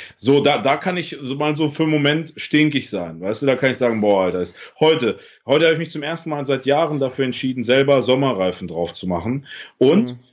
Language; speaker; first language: German; early bilingual, other home language; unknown